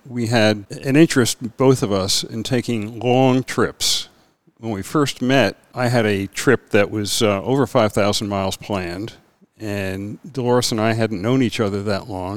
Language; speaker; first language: English; native; English